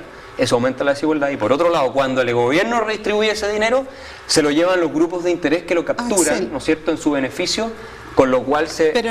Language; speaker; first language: Spanish; native; Spanish